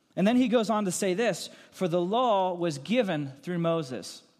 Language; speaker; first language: English; native; English